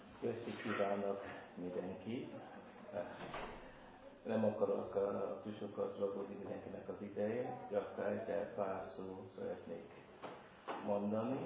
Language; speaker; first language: Hungarian; non-native, learner; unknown